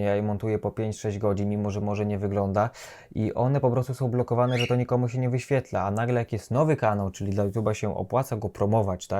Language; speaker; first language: Polish; native; Polish